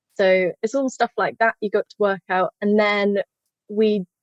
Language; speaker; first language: English; native; English